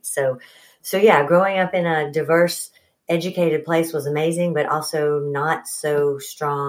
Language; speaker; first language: English; native; English